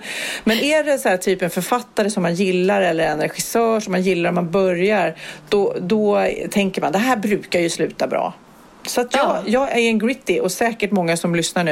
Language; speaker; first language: Swedish; native; Swedish